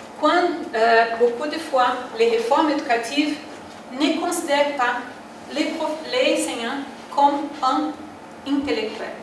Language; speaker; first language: French; non-native, learner; Portuguese